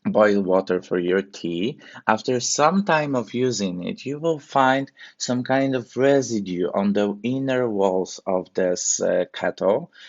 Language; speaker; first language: English; non-native, fluent; Polish